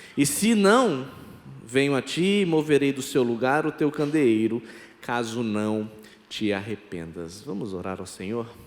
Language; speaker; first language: Portuguese; non-native, local second language; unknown